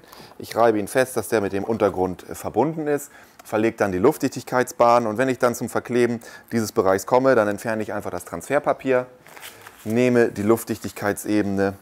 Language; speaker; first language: German; native; German